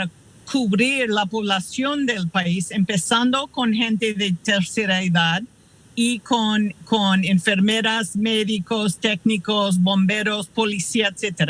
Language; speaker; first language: Spanish; non-native, fluent; English